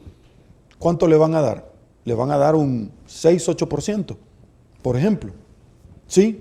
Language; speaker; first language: Spanish; native; Spanish